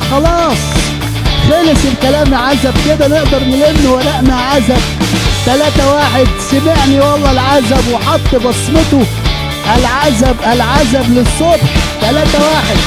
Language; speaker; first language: Arabic; native; Arabic